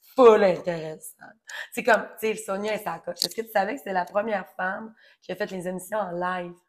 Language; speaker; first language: French; native; French